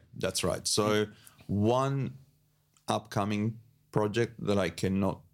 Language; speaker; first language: English; non-native, fluent; Italian